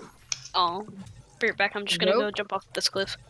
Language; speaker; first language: English; native; English